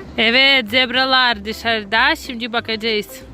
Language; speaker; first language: Turkish; non-native, learner; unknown